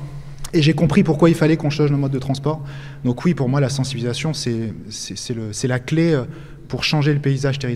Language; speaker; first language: French; native; French